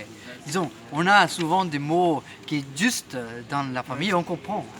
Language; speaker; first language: French; non-native, fluent; Spanish